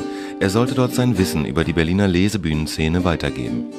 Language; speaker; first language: German; native; German